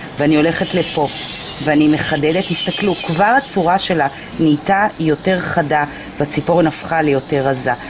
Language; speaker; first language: Hebrew; native; Hebrew